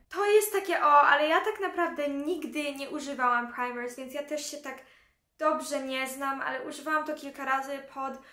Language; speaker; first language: Polish; early bilingual, heritage; Polish